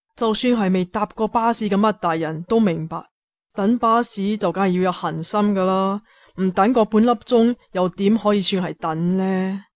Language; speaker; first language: Cantonese; native; Cantonese